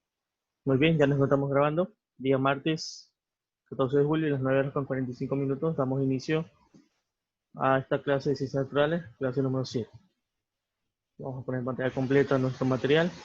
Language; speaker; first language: Spanish; native; Spanish